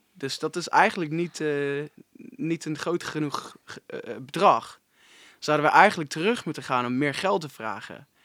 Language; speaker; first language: Dutch; non-native, fluent; English